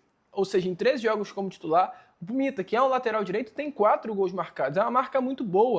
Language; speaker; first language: Portuguese; native; Portuguese